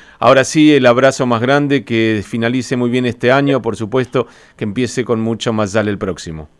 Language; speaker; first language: Spanish; native; Spanish